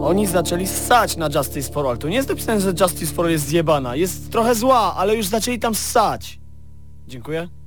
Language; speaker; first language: Polish; native; Polish